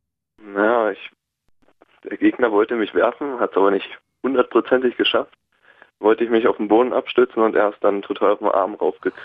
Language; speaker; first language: German; native; German